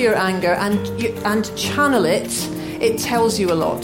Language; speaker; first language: English; native; English